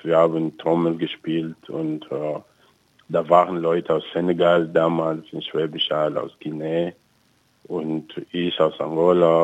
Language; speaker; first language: German; non-native, fluent; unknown